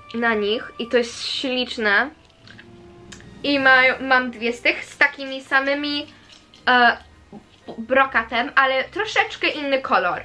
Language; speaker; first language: Polish; early bilingual, heritage; Polish